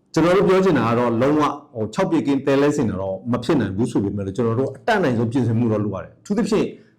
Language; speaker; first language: Burmese; non-native, local second language; S'gaw Karen